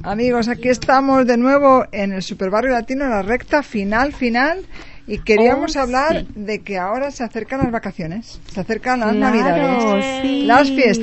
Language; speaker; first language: Spanish; native; Spanish